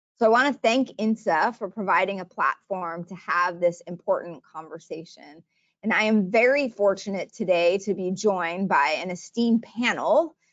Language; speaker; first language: English; native; English